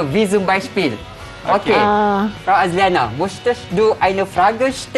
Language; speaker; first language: German; non-native, fluent; Malay